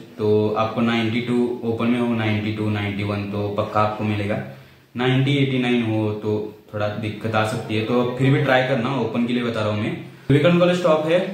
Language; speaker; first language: Hindi; non-native, local second language; Marathi